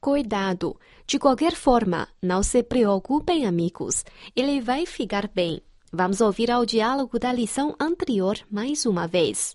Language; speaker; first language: Portuguese; non-native, fluent; Chinese